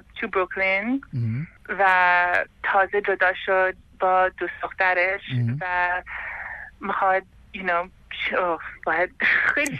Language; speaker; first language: Persian; early bilingual, heritage; Persian